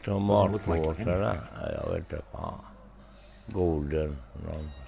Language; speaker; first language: Swedish; non-native, local second language; Finnish